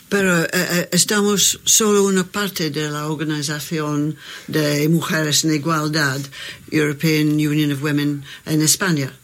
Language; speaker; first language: Spanish; non-native, learner; English